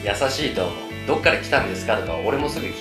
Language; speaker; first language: Japanese; native; Japanese